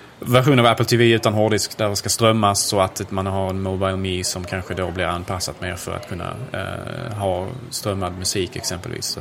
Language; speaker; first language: Swedish; native; Swedish